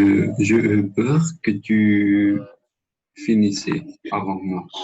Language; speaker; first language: French; non-native, learner; Spanish